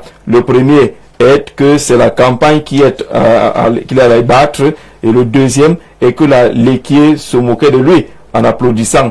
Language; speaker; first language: French; native; French